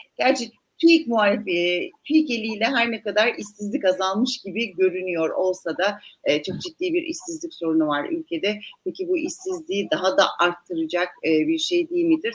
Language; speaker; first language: Turkish; native; Turkish